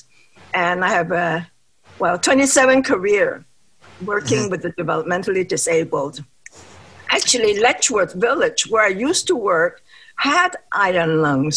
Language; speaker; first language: English; non-native, local second language; Cantonese